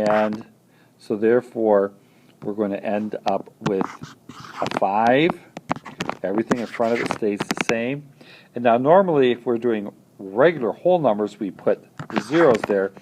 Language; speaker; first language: English; native; English